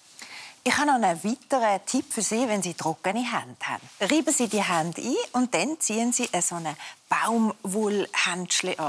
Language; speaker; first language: German; native; German